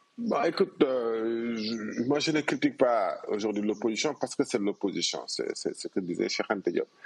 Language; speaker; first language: French; non-native, local second language; Wolof